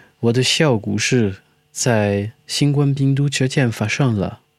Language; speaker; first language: Chinese; non-native, learner; French